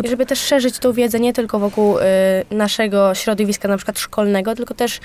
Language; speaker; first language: Polish; native; Polish